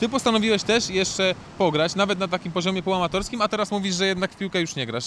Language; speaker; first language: Polish; native; Polish